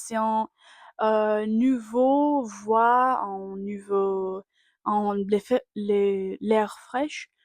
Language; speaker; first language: French; non-native, learner; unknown